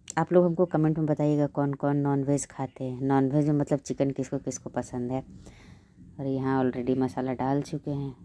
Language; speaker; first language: Hindi; native; Hindi